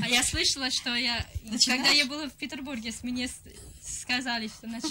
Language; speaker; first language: Russian; non-native, fluent; English